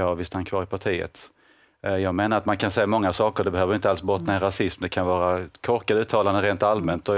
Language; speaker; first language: Swedish; native; Swedish